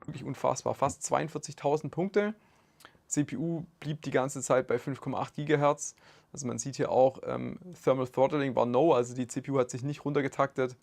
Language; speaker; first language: German; native; German